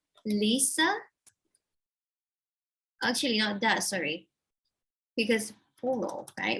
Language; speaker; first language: English; non-native, fluent; Thai